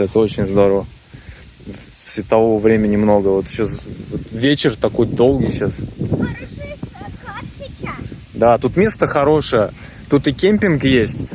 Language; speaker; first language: Russian; native; Russian